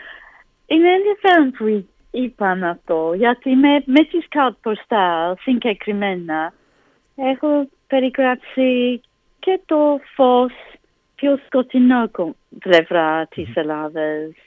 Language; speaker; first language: Greek; non-native, learner; English